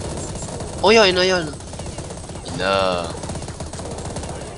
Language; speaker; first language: Chinese; native; Chinese